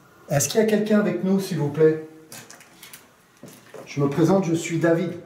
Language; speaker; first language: French; native; French